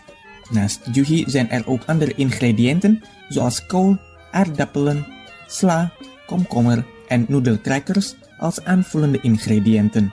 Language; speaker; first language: Dutch; non-native, fluent; Indonesian